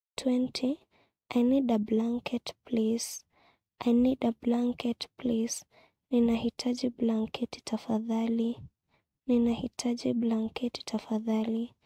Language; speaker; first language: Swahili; non-native, local second language; Kikuyu